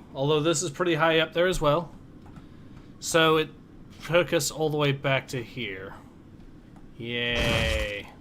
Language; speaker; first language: English; native; English